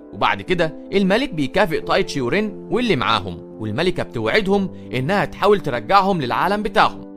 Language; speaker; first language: Arabic; native; Arabic